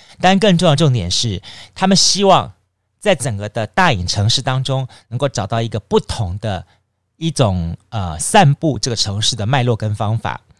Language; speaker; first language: Chinese; native; Chinese